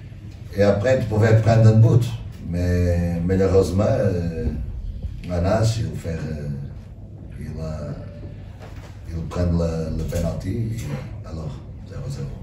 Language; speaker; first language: French; non-native, learner; Portuguese